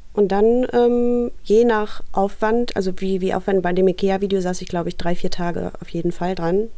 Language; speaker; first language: German; early bilingual, other home language; Russian